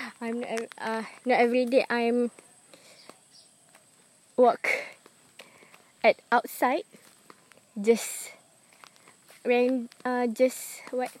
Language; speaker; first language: English; non-native, learner; Malay